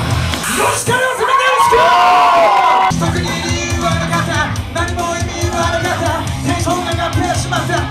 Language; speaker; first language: Japanese; non-native, fluent; Russian